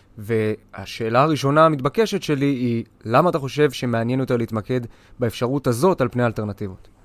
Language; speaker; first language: Hebrew; native; Hebrew